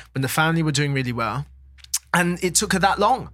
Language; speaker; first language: English; native; English